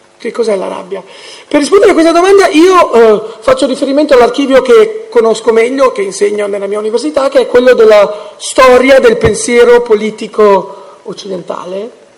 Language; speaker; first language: Italian; early bilingual, heritage; English